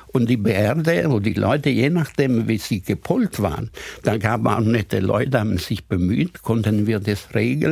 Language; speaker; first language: German; non-native, fluent; Italian